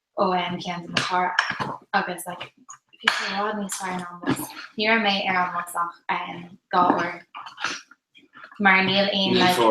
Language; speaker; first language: Irish; non-native, local second language; English